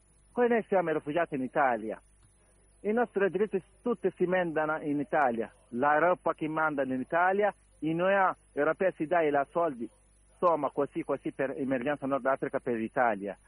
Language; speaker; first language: Italian; non-native, learner; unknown